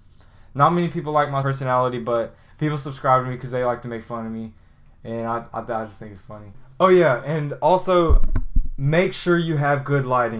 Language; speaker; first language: English; native; English